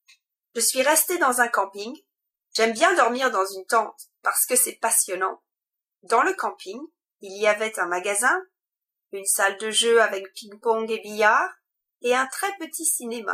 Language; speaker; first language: French; non-native, learner; English